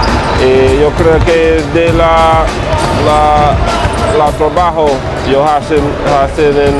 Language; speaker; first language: Spanish; non-native, learner; English